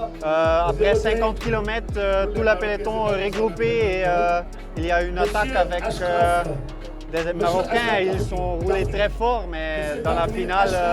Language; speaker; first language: French; non-native, fluent; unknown